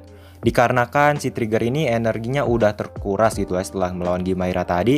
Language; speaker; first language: Indonesian; native; Indonesian